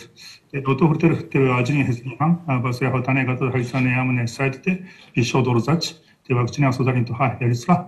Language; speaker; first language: Mongolian; non-native, fluent; Japanese